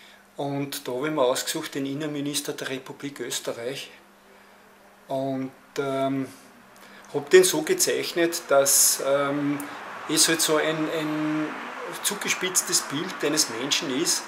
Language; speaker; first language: German; native; German